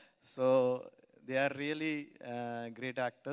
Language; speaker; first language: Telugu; non-native, learner; Tamil